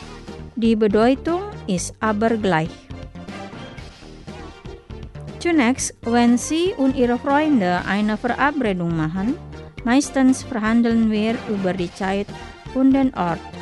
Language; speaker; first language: German; non-native, fluent; Indonesian